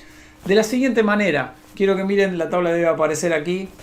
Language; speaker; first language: Spanish; native; Spanish